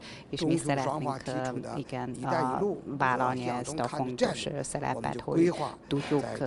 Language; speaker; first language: Hungarian; non-native, learner; Chinese